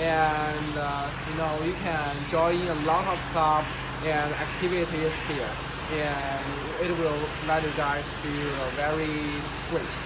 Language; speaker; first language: English; non-native, learner; Chinese